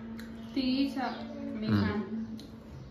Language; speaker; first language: Chinese; non-native, learner; Nepali